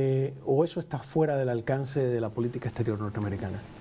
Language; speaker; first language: Spanish; native; Spanish